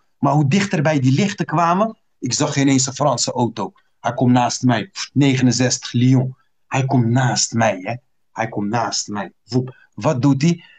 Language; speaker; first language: Dutch; early bilingual, other home language; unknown